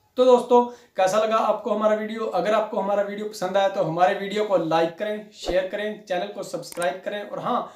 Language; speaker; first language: Hindi; native; Hindi